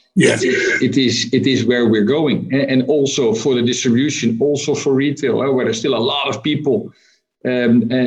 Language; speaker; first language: English; non-native, fluent; Dutch